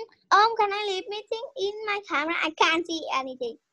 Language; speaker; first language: English; non-native, learner; Vietnamese